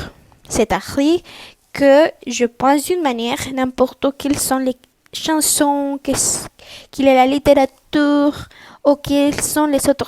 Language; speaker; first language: French; non-native, learner; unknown